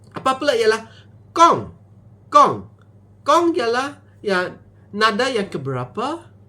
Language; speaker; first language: Malay; non-native, local second language; Min Nan Chinese